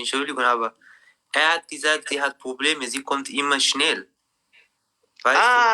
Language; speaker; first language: German; non-native, learner; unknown